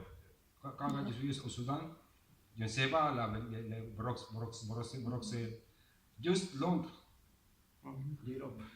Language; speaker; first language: French; non-native, learner; Arabic